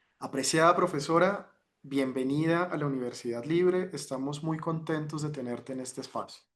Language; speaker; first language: Spanish; native; Spanish